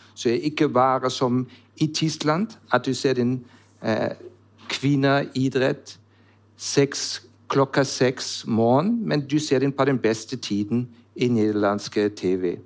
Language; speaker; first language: Norwegian; non-native, learner; German